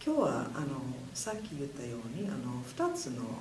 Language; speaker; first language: Japanese; non-native, fluent; English